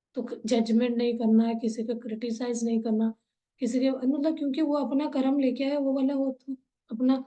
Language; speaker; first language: Hindi; non-native, local second language; Kannada